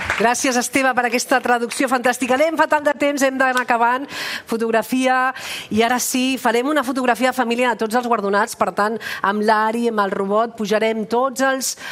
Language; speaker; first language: Catalan; native; Catalan